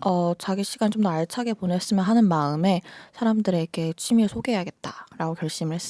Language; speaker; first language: Korean; native; Korean